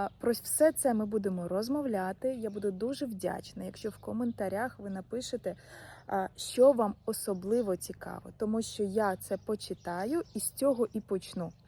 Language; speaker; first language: Ukrainian; non-native, local second language; Russian